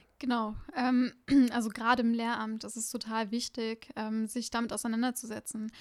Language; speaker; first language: German; early bilingual, other home language; Urdu